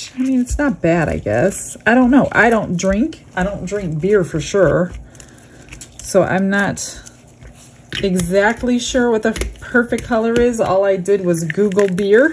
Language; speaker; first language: English; native; English